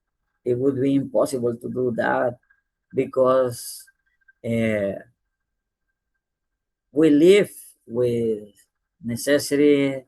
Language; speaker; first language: English; non-native, fluent; Spanish